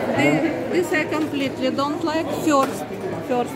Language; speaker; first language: English; non-native, learner; Russian